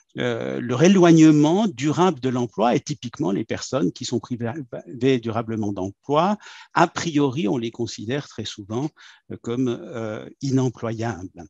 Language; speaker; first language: French; native; French